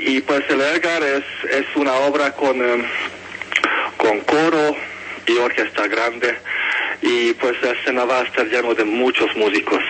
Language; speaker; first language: Spanish; non-native, fluent; Hungarian